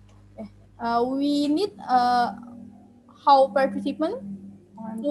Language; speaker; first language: English; non-native, learner; Indonesian